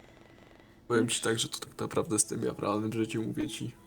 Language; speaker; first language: Polish; early bilingual, heritage; Polish